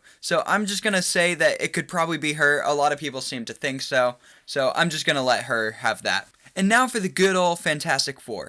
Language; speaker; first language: English; native; English